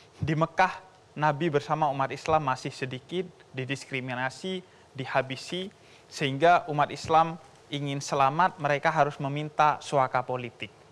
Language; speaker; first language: Indonesian; native; Indonesian